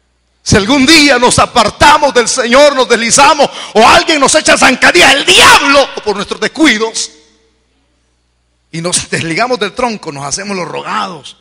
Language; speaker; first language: Spanish; native; Spanish